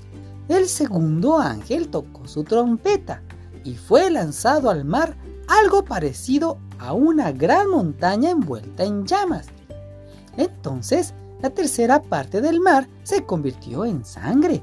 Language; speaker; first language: Spanish; native; Spanish